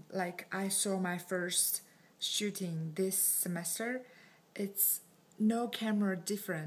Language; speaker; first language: English; non-native, learner; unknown